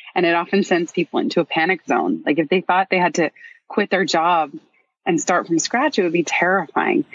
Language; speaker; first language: English; native; English